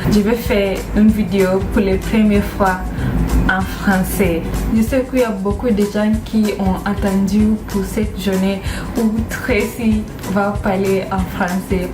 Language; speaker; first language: French; non-native, learner; Swahili